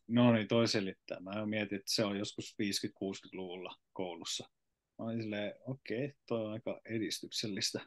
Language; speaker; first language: Finnish; native; Finnish